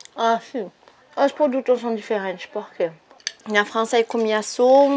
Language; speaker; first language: Portuguese; non-native, fluent; French